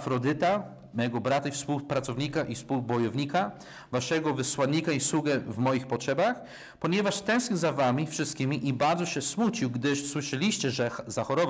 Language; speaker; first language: Polish; non-native, fluent; English